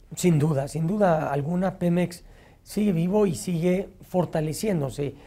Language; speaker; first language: Spanish; native; Spanish